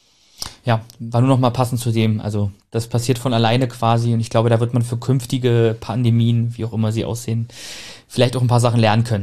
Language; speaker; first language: German; native; German